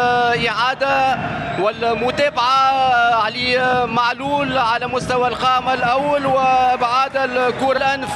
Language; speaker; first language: Arabic; native; Arabic